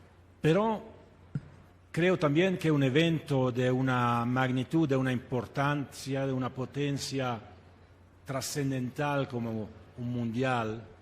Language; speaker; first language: Spanish; non-native, fluent; Italian